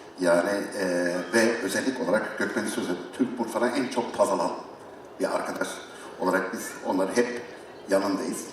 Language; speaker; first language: Turkish; non-native, learner; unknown